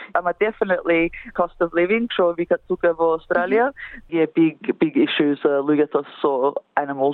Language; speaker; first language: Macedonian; early bilingual, heritage; English